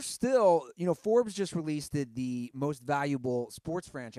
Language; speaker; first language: English; native; English